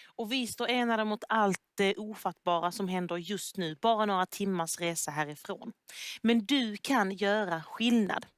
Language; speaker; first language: Swedish; native; Swedish